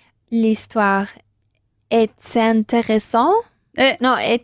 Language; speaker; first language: French; non-native, learner; Spanish